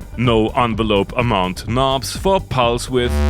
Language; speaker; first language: English; non-native, fluent; German